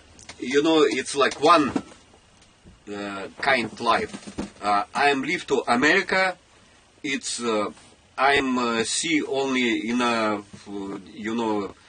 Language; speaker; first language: English; non-native, learner; Russian